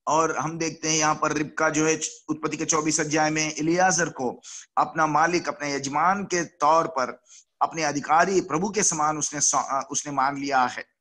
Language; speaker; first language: Hindi; non-native, local second language; Telugu